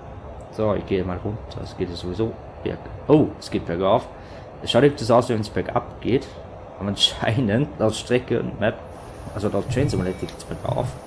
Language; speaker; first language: German; native; German